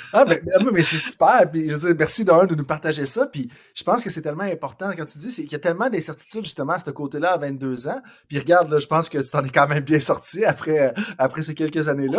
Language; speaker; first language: French; native; French